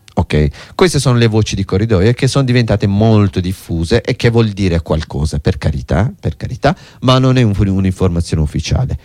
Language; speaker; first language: Italian; non-native, fluent; Turkish